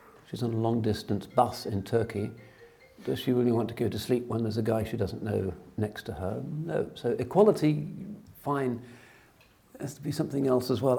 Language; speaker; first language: English; native; English